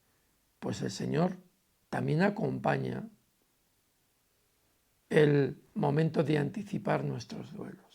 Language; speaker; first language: Spanish; native; Spanish